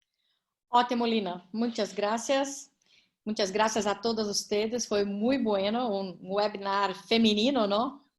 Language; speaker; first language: Spanish; non-native, learner; Portuguese